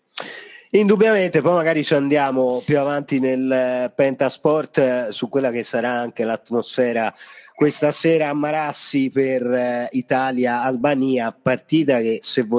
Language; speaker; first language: Italian; native; Italian